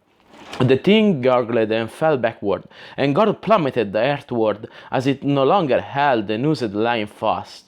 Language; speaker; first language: English; non-native, fluent; Italian